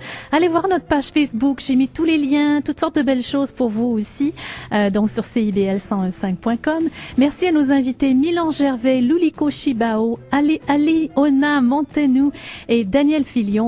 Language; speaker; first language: French; native; French